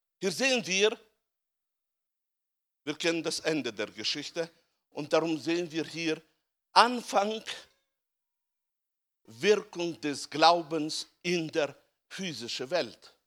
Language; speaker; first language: German; non-native, fluent; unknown